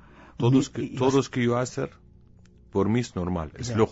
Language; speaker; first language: Spanish; non-native, learner; Arabic